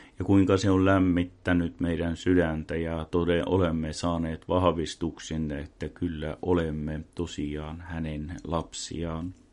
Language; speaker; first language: Finnish; non-native, local second language; Swedish